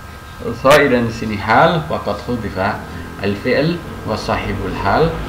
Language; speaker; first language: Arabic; non-native, fluent; Indonesian